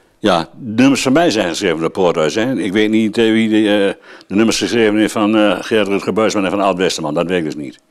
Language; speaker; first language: Dutch; native; Dutch